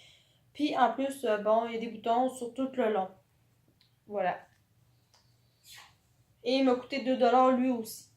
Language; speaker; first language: French; native; French